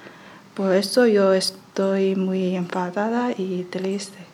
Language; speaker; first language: Spanish; non-native, learner; Chinese